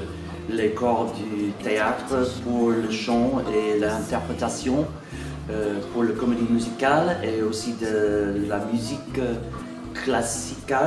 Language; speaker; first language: French; non-native, fluent; English